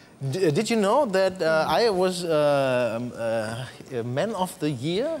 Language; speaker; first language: English; non-native, fluent; German